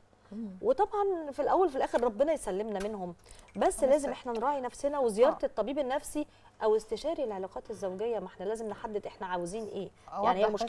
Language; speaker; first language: Arabic; native; Arabic